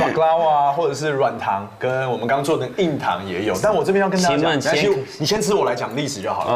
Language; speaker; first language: Chinese; native; Chinese